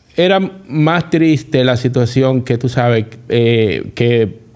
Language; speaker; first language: Spanish; native; Spanish